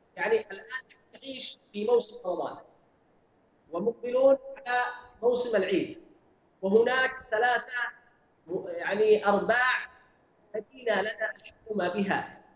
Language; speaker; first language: Arabic; native; Arabic